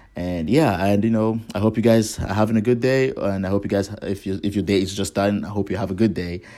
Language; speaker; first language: English; non-native, local second language; Igbo